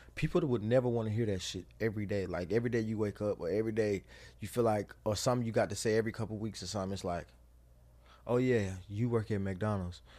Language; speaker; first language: English; native; English